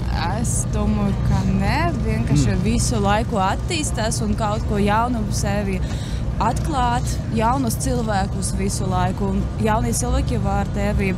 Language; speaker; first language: Latvian; non-native, local second language; Russian